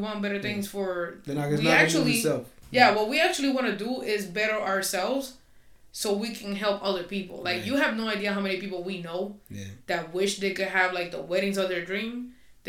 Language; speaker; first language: English; non-native, fluent; Spanish